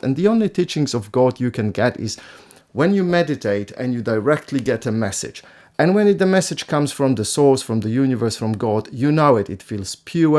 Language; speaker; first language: English; non-native, fluent; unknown